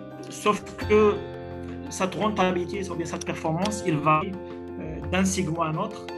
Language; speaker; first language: French; non-native, local second language; Arabic